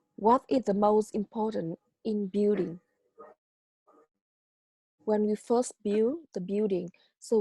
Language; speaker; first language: English; non-native, fluent; Vietnamese